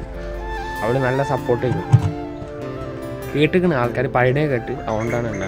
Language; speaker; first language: Malayalam; non-native, local second language; Assamese